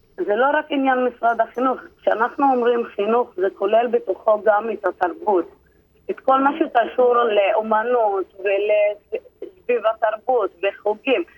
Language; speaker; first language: Hebrew; non-native, local second language; Arabic